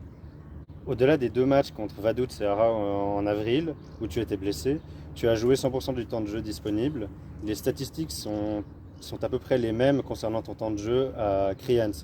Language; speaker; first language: French; native; French